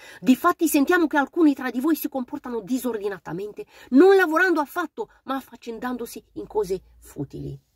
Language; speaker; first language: Italian; non-native, fluent; Romanian